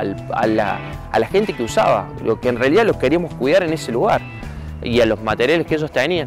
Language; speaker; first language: Spanish; native; Spanish